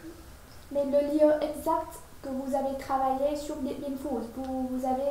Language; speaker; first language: French; non-native, fluent; Vietnamese